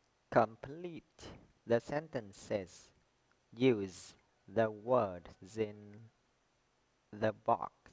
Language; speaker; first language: English; non-native, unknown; Vietnamese